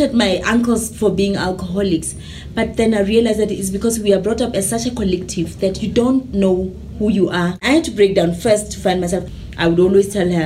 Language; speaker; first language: English; non-native, local second language; Tswana